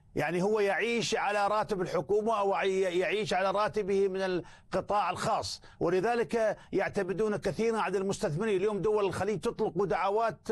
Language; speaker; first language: Arabic; native; Arabic